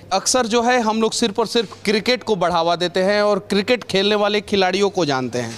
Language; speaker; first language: Hindi; native; Hindi